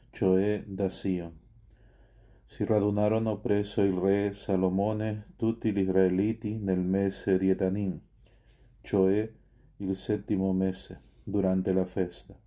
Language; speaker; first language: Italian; non-native, fluent; Spanish